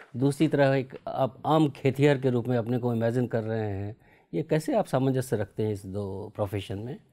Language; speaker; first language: Hindi; native; Hindi